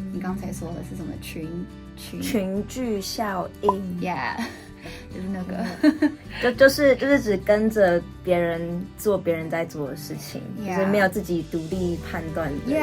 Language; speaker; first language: Chinese; early bilingual, heritage; Chinese